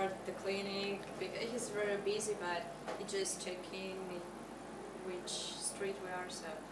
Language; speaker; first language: English; non-native, learner; Russian